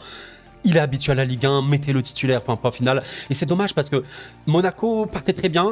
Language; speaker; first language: French; native; French